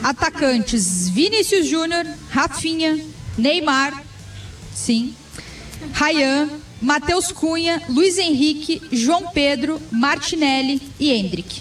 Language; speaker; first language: Portuguese; native; Portuguese